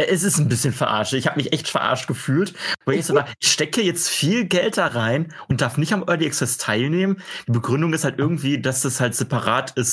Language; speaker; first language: German; native; German